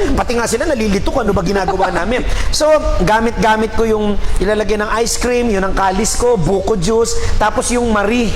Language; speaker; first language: Filipino; native; Filipino